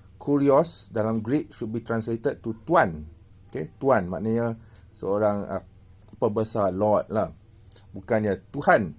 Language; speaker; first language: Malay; native; Malay